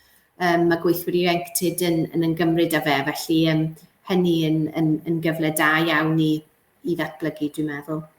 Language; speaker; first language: Welsh; native; Welsh